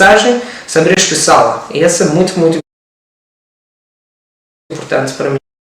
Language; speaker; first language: Portuguese; non-native, learner; Italian